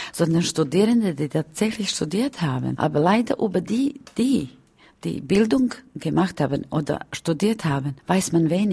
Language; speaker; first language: German; non-native, fluent; Romany